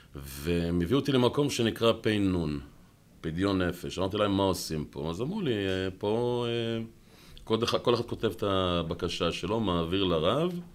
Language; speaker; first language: Hebrew; native; Hebrew